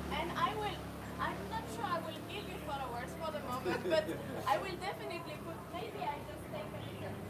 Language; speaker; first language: English; non-native, fluent; French